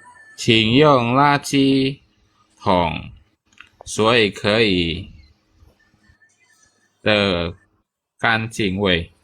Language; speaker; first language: Chinese; non-native, learner; Indonesian